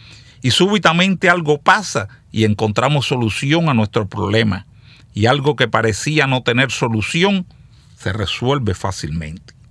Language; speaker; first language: Spanish; native; Spanish